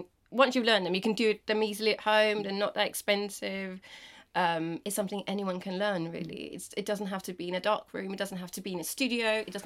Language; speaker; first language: English; non-native, fluent; Danish